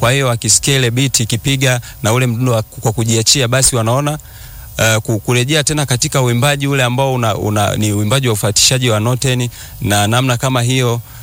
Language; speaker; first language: Swahili; native; Swahili